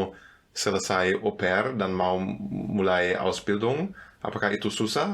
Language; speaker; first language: Indonesian; non-native, fluent; German